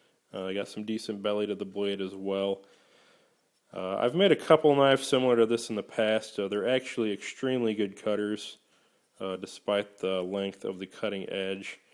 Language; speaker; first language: English; native; English